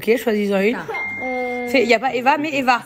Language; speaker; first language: French; native; French